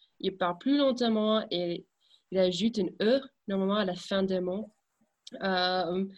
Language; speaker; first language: French; non-native, fluent; English